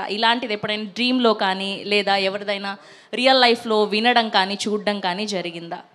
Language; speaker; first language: Telugu; native; Telugu